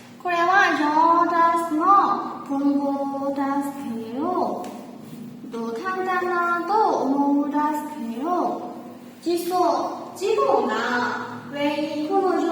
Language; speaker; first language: Japanese; non-native, learner; Burmese